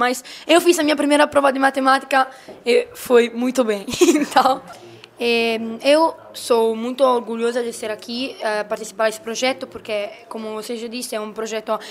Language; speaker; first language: Portuguese; non-native, learner; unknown